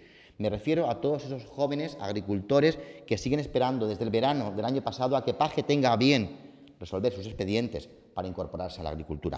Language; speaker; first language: Spanish; native; Spanish